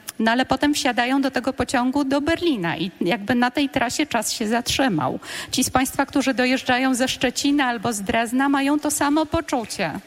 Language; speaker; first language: Polish; native; Polish